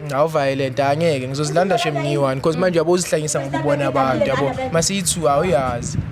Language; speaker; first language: Zulu; native; Zulu